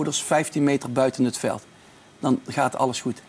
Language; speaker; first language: Dutch; native; Dutch